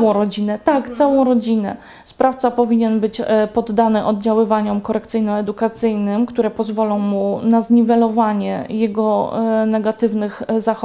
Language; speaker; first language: Polish; native; Polish